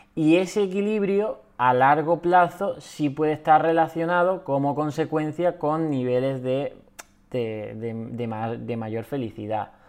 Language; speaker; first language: Spanish; native; Spanish